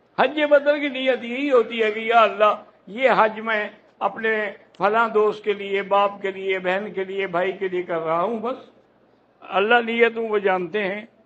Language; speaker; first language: Urdu; native; Urdu